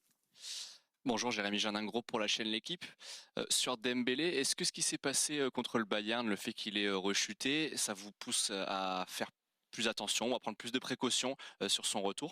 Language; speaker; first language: French; native; French